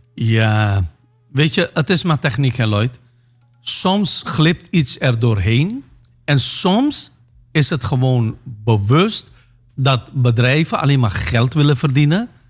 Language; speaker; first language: Dutch; non-native, local second language; Caribbean Hindustani